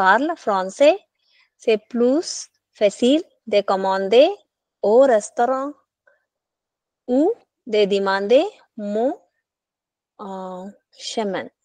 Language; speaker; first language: French; non-native, learner; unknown